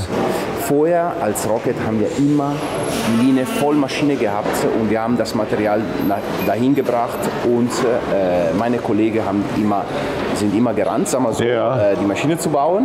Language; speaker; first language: German; non-native, fluent; Italian